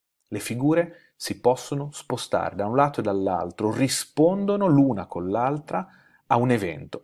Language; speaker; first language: Italian; native; Italian